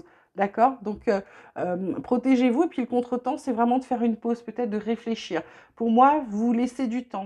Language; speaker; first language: French; native; French